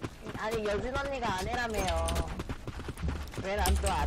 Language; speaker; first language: Korean; native; Korean